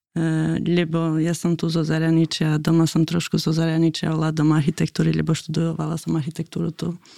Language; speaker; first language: Slovak; non-native, fluent; Albanian